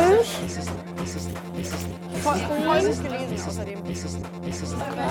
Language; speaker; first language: German; native; German